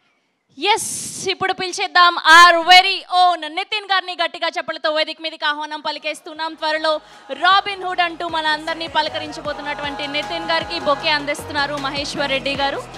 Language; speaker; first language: Telugu; native; Telugu